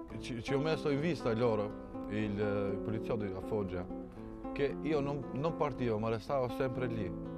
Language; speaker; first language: Italian; non-native, fluent; Albanian